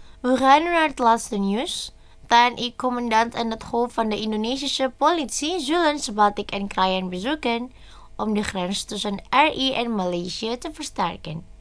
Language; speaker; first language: Dutch; non-native, fluent; Indonesian